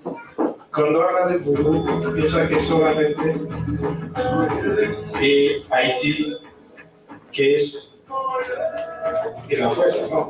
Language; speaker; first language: Spanish; non-native, learner; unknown